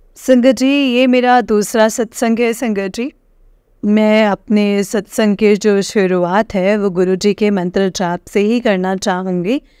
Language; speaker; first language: Hindi; native; Hindi